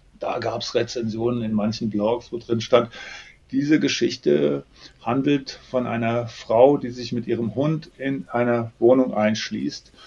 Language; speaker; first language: German; native; German